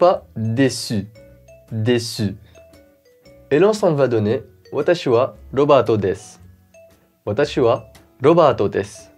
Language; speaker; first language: French; native; French